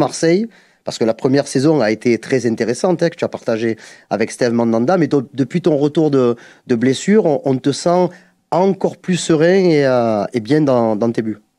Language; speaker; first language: French; native; French